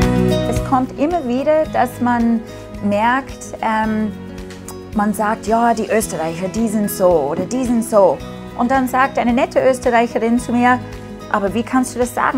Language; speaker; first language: German; non-native, fluent; English